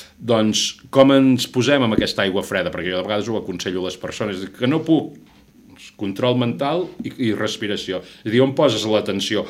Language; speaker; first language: Catalan; native; Catalan